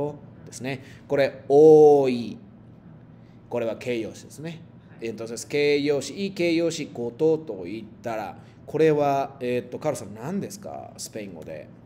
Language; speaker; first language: Japanese; non-native, fluent; Spanish